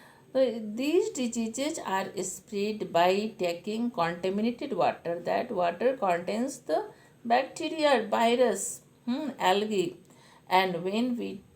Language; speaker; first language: English; non-native, local second language; Hindi